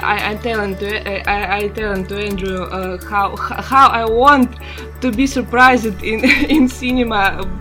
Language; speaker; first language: English; non-native, learner; Russian